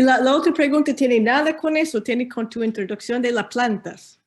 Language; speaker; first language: Spanish; non-native, learner; English